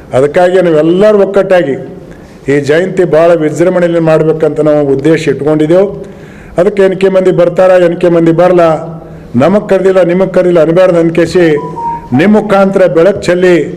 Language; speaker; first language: Kannada; non-native, local second language; Lambadi